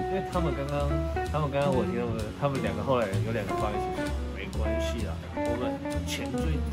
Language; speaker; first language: Chinese; native; Chinese